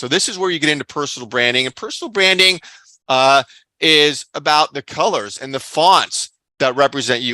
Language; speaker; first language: English; native; English